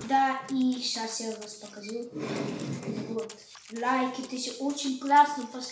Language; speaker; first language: Russian; early bilingual, heritage; Russian